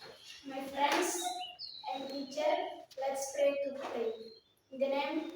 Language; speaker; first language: English; non-native, learner; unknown